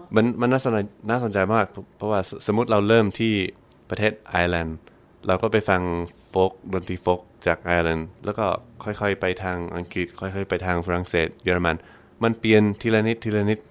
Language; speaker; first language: Thai; non-native, fluent; English